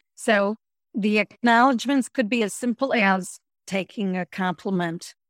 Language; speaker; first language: English; native; English